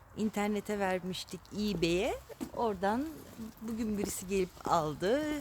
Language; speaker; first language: Turkish; early bilingual, heritage; Turkish